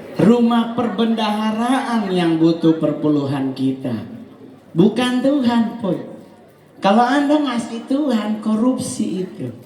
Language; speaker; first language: Indonesian; native; Indonesian